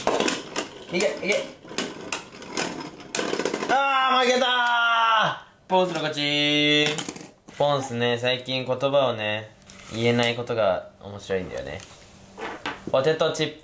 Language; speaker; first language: Japanese; native; Japanese